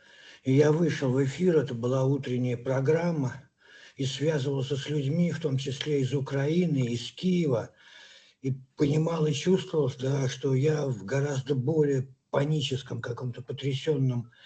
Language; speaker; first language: Russian; native; Russian